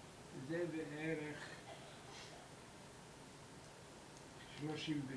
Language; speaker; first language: Hebrew; non-native, learner; German